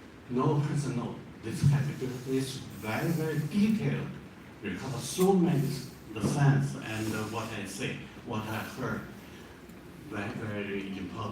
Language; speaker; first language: English; non-native, learner; Chinese